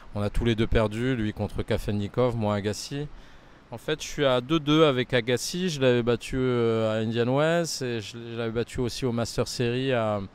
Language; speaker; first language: French; native; French